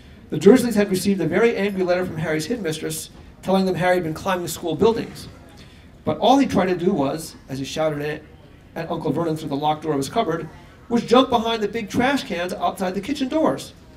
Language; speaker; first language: English; native; English